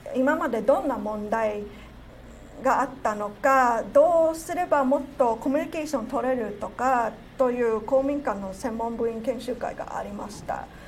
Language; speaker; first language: Japanese; non-native, fluent; Cantonese